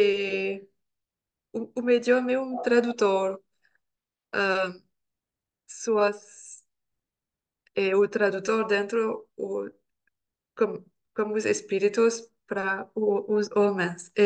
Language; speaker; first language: Portuguese; non-native, learner; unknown